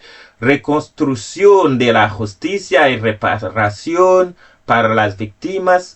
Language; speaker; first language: Spanish; non-native, fluent; Haitian Creole